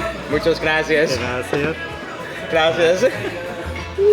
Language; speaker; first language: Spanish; non-native, learner; English